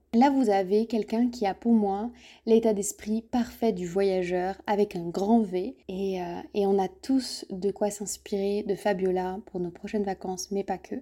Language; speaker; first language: French; native; French